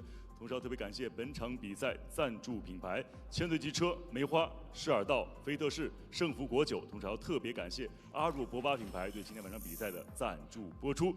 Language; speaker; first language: Chinese; native; Chinese